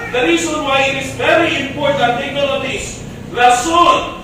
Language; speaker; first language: English; non-native, local second language; Filipino